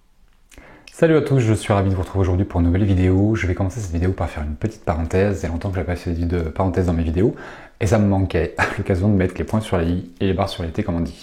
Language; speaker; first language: French; native; French